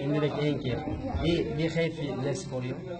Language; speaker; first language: Dutch; non-native, learner; Uyghur